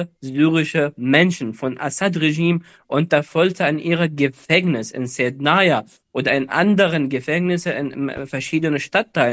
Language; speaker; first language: German; non-native, fluent; Arabic